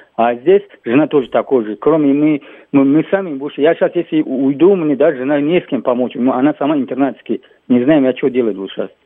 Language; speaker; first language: Russian; non-native, fluent; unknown